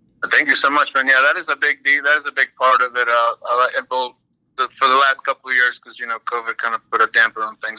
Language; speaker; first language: English; early bilingual, other home language; Spanish